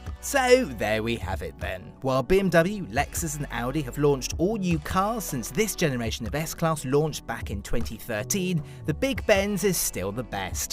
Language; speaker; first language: English; native; English